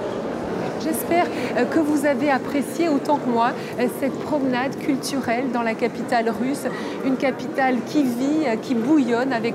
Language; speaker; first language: French; native; French